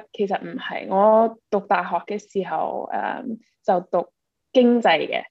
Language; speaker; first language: Cantonese; early bilingual, heritage; Cantonese